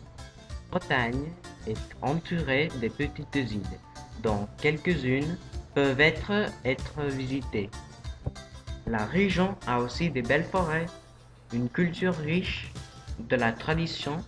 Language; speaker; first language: French; non-native, learner; English